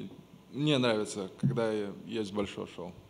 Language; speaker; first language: Russian; non-native, local second language; Romanian